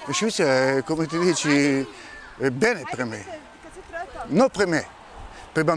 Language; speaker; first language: Italian; non-native, learner; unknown